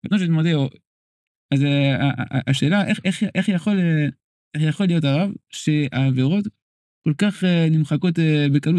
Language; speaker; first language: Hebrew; non-native, fluent; French